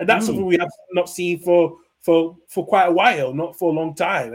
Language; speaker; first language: English; native; English